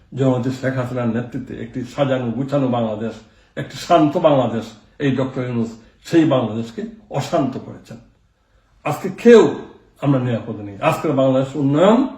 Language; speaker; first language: Bangla; native; Bangla